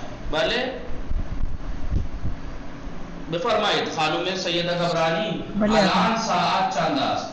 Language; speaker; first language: Persian; non-native, fluent; Urdu